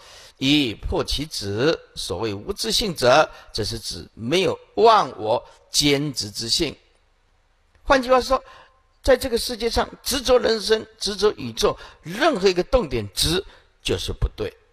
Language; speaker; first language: Chinese; native; Chinese